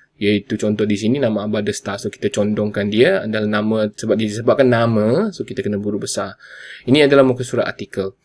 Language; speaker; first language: Malay; non-native, local second language; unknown